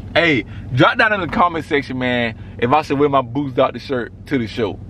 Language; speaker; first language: English; native; English